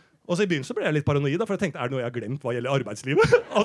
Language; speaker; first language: Norwegian; native; Norwegian